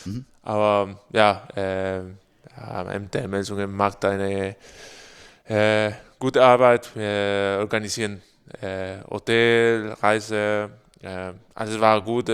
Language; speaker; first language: German; non-native, learner; Spanish